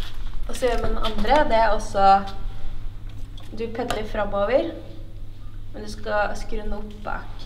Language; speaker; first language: Norwegian; native; Norwegian